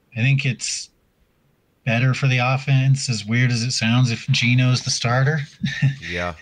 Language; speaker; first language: English; native; English